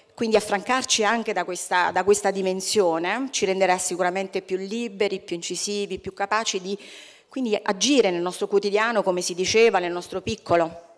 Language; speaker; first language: Italian; native; Italian